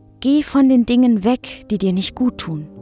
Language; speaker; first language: German; native; German